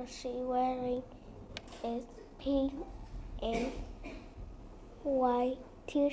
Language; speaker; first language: English; non-native, learner; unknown